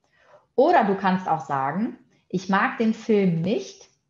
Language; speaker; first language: German; non-native, fluent; Portuguese